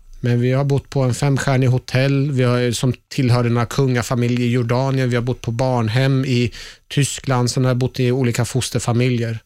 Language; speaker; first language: Swedish; early bilingual, other home language; Persian